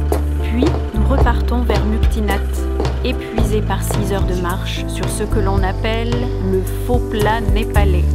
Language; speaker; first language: French; native; French